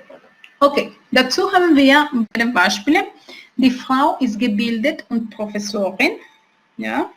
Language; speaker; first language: German; non-native, fluent; Spanish